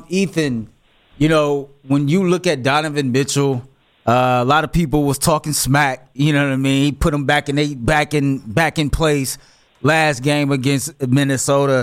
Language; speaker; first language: English; native; English